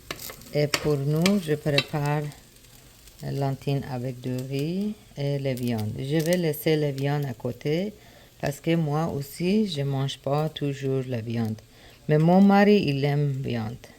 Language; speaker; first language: French; non-native, learner; Persian